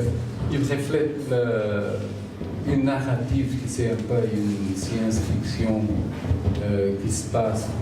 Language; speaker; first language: French; non-native, fluent; Portuguese